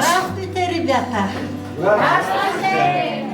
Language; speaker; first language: Russian; non-native, fluent; Mongolian